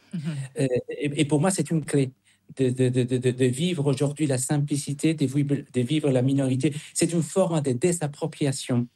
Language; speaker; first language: French; non-native, fluent; Spanish